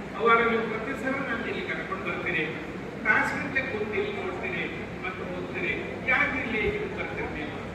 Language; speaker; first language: Kannada; native; Kannada